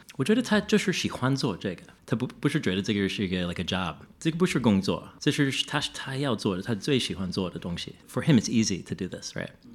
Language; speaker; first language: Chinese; non-native, fluent; English